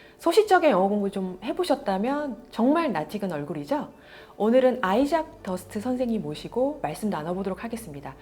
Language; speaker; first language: Korean; native; Korean